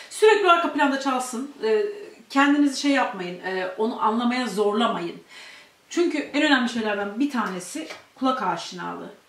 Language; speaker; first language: Turkish; native; Turkish